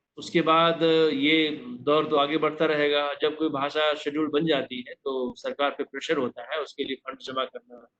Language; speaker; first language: Hindi; non-native, local second language; Maithili